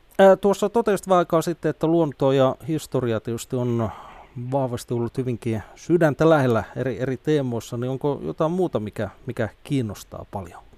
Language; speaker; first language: Finnish; native; Finnish